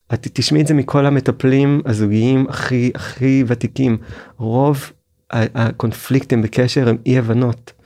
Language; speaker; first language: Hebrew; native; Hebrew